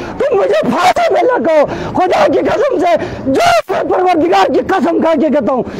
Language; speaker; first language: Urdu; non-native, local second language; Balti